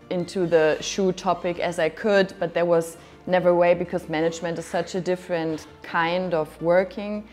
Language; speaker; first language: English; non-native, fluent; German